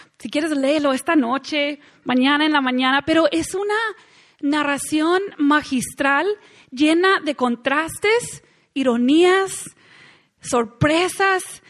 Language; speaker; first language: Spanish; non-native, fluent; English